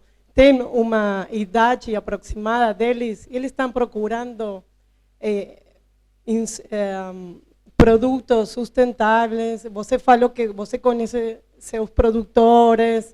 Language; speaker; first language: Portuguese; non-native, fluent; Spanish